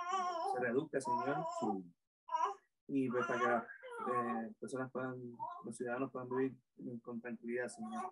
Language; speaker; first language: Spanish; native; Spanish